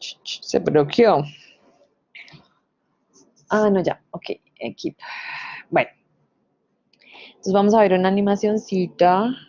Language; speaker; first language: Spanish; native; Spanish